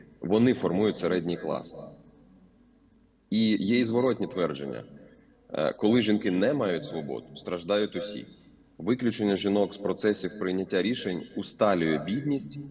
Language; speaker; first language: Ukrainian; native; Ukrainian